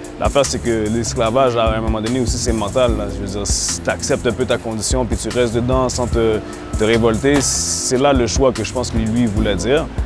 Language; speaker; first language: French; native; French